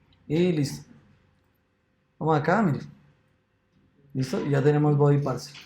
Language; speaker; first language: Spanish; native; Spanish